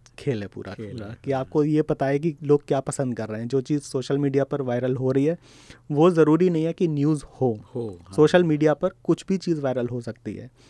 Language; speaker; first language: Hindi; native; Hindi